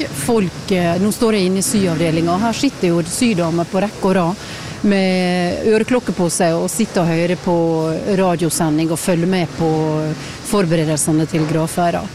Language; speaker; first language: Norwegian; native; Norwegian